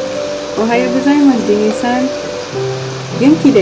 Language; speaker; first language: Japanese; non-native, learner; Malay